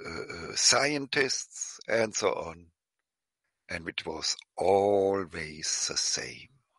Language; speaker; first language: English; non-native, fluent; German